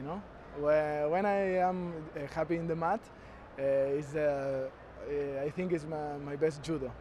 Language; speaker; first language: English; non-native, learner; Spanish